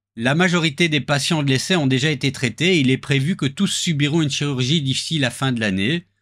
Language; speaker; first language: French; native; French